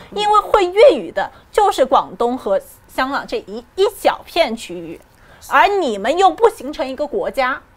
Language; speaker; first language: Chinese; native; Chinese